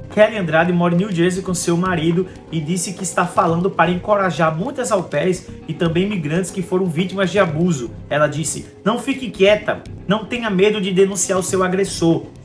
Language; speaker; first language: Portuguese; native; Portuguese